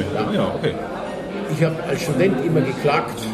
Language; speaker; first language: German; native; German